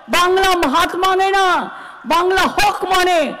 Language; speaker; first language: Hindi; non-native, local second language; Bangla